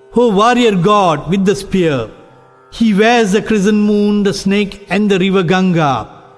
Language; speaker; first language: English; non-native, local second language; Tamil